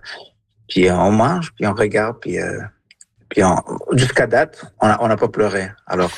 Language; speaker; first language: French; non-native, fluent; Spanish